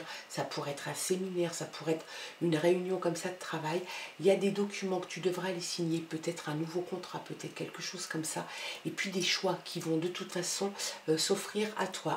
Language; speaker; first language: French; native; French